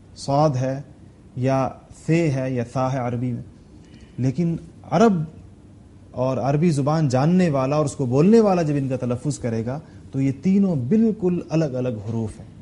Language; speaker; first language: Urdu; non-native, local second language; Pashto